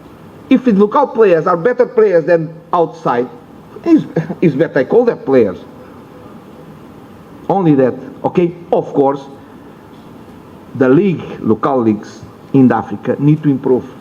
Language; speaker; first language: English; non-native, learner; Portuguese